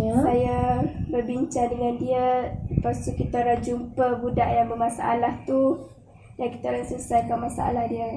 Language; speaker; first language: Malay; native; Malay